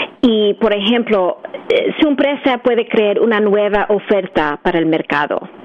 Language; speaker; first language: Spanish; early bilingual, heritage; English